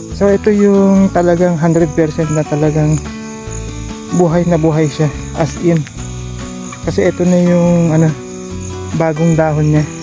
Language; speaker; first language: Filipino; non-native, local second language; Iloko